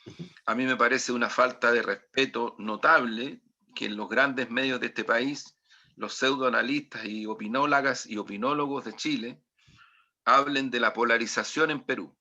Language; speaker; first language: Spanish; native; Spanish